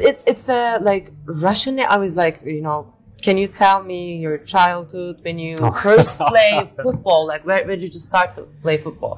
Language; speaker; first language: English; non-native, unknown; Turkish